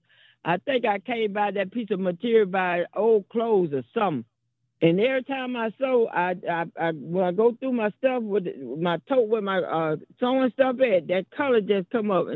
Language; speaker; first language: English; native; English